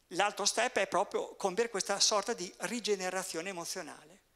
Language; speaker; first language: Italian; native; Italian